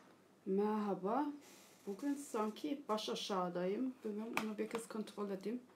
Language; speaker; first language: Turkish; early bilingual, heritage; German